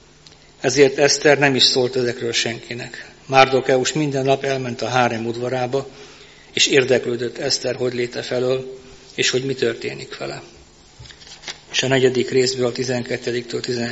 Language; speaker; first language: Hungarian; native; Hungarian